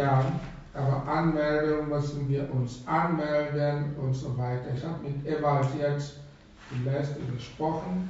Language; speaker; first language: German; non-native, fluent; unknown